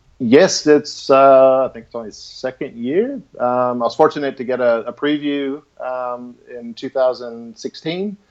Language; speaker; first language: English; native; English